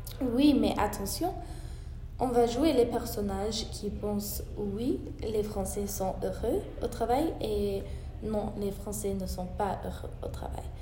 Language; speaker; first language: French; non-native, learner; English